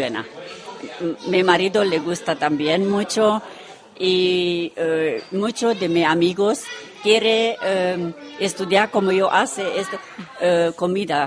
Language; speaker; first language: Spanish; non-native, learner; Romanian